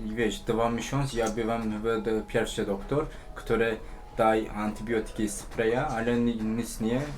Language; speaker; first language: Polish; non-native, learner; Turkish